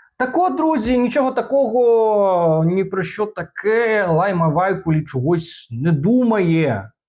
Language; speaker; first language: Ukrainian; non-native, local second language; Russian